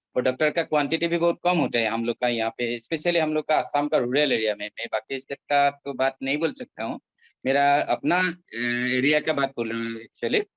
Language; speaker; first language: Hindi; non-native, local second language; Assamese